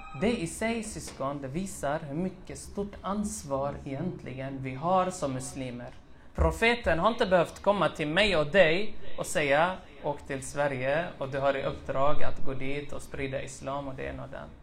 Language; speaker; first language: Swedish; early bilingual, other home language; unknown